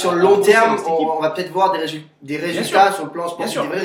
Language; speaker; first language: French; native; French